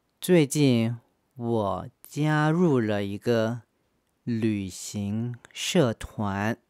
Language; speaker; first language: Chinese; non-native, fluent; Korean